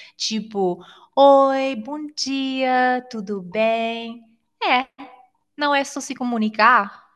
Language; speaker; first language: Portuguese; non-native, fluent; Italian